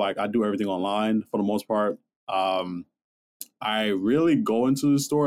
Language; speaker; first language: English; native; English